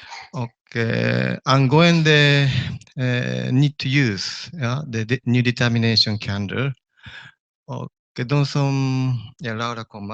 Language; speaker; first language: Swedish; non-native, fluent; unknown